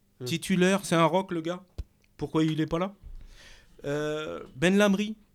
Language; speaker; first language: French; native; French